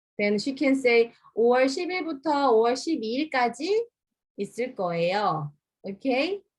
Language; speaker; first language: Korean; non-native, fluent; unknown